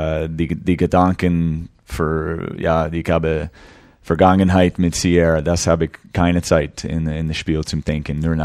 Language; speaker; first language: German; early bilingual, heritage; English